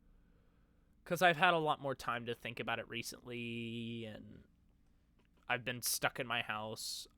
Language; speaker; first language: English; native; English